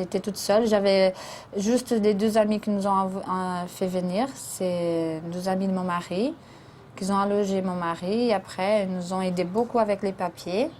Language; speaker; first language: French; non-native, learner; Portuguese